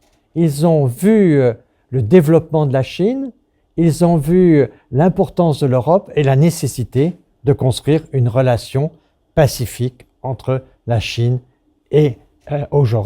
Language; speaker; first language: French; native; French